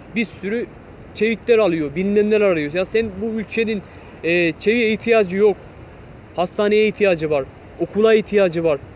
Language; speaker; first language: Turkish; non-native, local second language; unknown